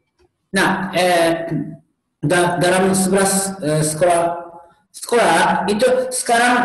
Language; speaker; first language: Indonesian; non-native, learner; Japanese